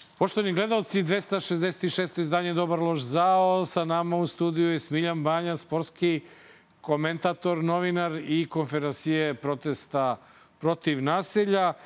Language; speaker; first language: Serbian; native; Serbian